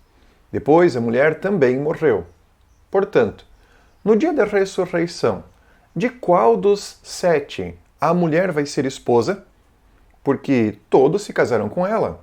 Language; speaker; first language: Portuguese; native; Portuguese